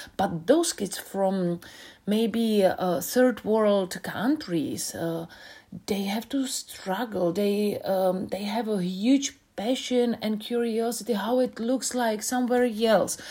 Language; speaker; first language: English; non-native, fluent; Czech